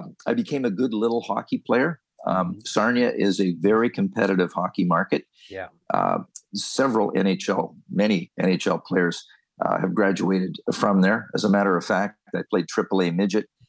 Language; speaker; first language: English; native; English